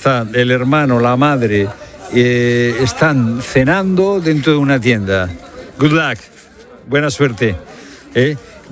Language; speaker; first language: Spanish; native; Spanish